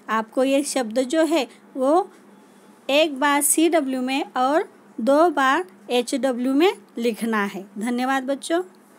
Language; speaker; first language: Hindi; non-native, local second language; Marathi